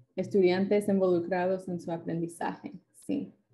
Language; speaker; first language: Spanish; non-native, fluent; English